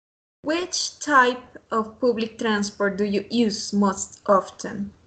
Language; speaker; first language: English; non-native, fluent; Spanish